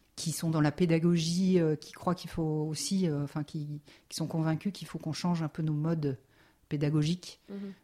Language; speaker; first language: French; native; French